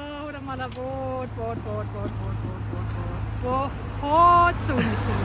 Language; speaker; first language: Punjabi; non-native, learner; German